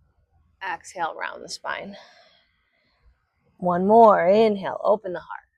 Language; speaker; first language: English; native; English